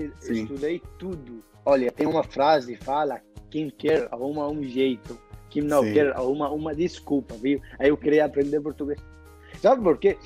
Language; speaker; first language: Portuguese; non-native, fluent; Arabic